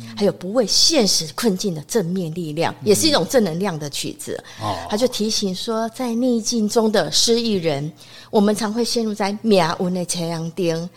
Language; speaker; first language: Chinese; non-native, local second language; Min Nan Chinese